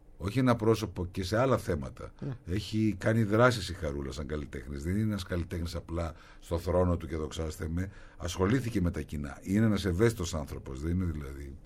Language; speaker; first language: Greek; native; Greek